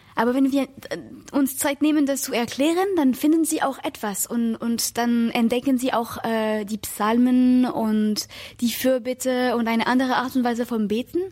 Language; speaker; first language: German; non-native, fluent; French